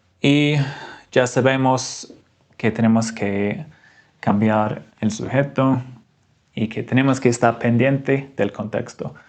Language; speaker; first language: Spanish; non-native, fluent; English